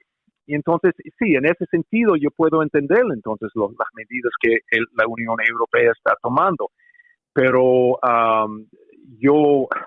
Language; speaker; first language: Spanish; non-native, fluent; English